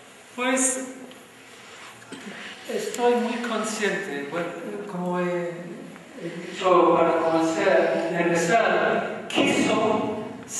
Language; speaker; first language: Spanish; non-native, fluent; English